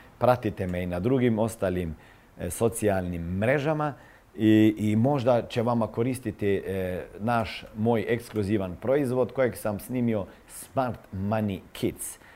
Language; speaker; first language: Croatian; non-native, fluent; Serbian